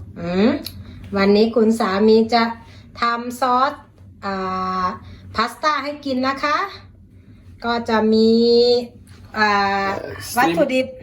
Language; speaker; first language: Thai; native; Thai